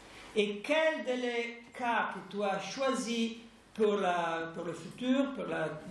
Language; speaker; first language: French; non-native, fluent; Italian